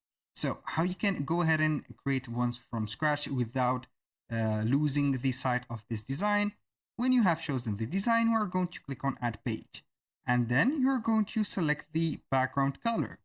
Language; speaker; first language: English; non-native, fluent; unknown